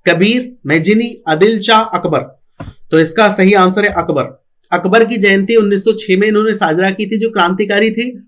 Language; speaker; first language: Hindi; non-native, local second language; Marathi